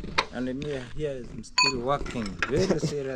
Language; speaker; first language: English; non-native, learner; Swahili